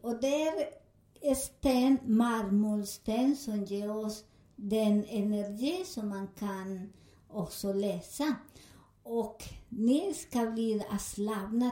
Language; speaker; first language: Swedish; non-native, learner; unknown